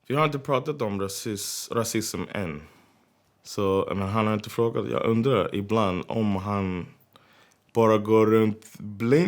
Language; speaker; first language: Swedish; non-native, fluent; English